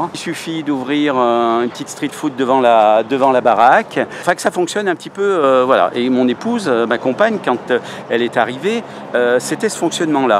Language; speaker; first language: French; native; French